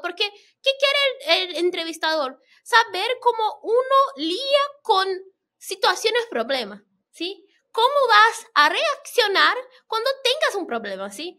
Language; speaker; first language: Spanish; non-native, fluent; Portuguese